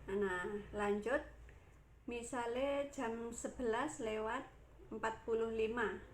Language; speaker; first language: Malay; non-native, local second language; Javanese